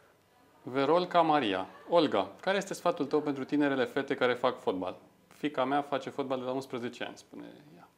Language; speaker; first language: Romanian; native; Romanian